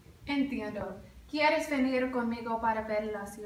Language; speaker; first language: Spanish; non-native, learner; English